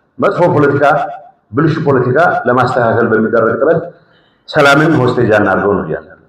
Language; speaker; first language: Amharic; non-native, local second language; Tigrinya